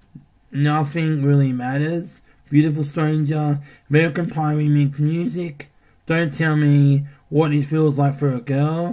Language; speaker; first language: English; native; English